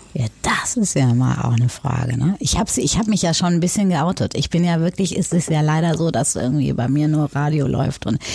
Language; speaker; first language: German; native; German